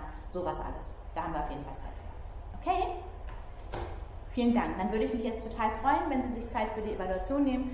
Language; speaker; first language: German; native; German